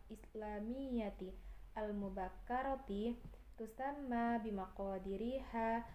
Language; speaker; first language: Arabic; non-native, learner; Indonesian